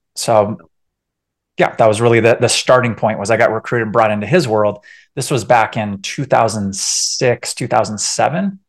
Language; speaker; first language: English; native; English